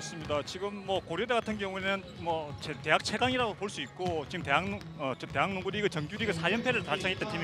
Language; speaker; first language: Korean; native; Korean